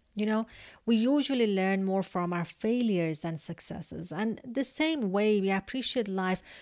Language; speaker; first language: English; non-native, fluent; Persian